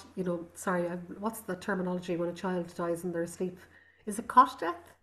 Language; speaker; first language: English; non-native, local second language; Irish